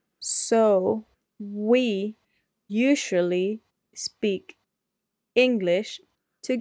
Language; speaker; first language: English; non-native, learner; Spanish